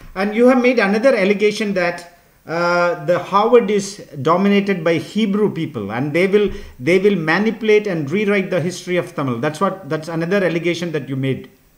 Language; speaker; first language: English; non-native, local second language; Tamil